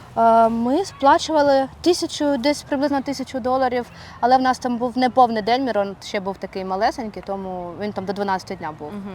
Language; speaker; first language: Ukrainian; non-native, local second language; Russian